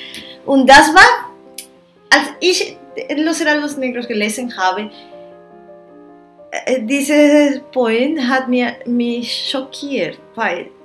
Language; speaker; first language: German; non-native, learner; Spanish